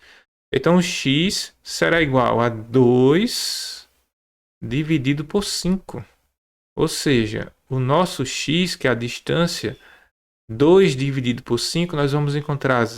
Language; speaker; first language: Portuguese; native; Portuguese